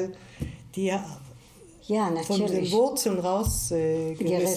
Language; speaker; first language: German; early bilingual, heritage; German